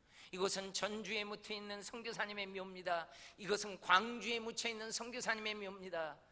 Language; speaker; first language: Korean; native; Korean